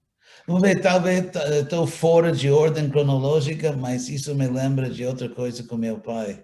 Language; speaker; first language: Portuguese; non-native, fluent; English